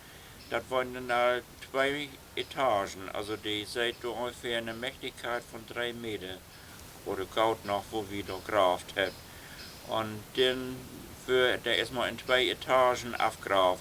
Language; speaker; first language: German; non-native, local second language; Low German